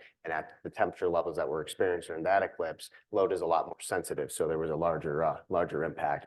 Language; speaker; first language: English; native; English